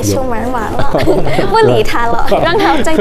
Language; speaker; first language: Chinese; non-native, fluent; Thai